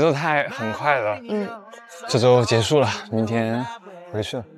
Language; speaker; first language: Chinese; native; Chinese